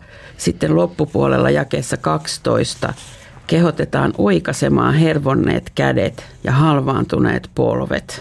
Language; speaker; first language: Finnish; native; Finnish